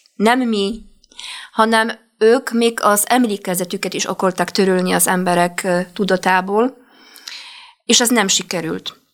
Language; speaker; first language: Hungarian; non-native, fluent; Polish